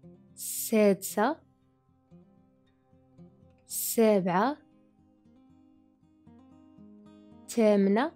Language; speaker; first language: Arabic; native; Arabic